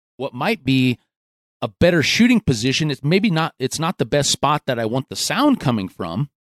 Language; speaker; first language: English; native; English